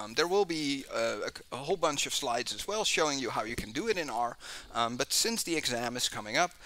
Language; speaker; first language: English; non-native, fluent; Dutch